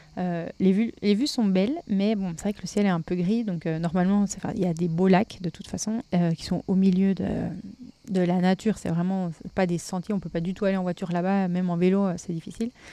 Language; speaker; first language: French; native; French